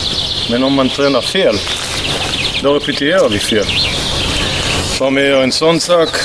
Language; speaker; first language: Swedish; non-native, fluent; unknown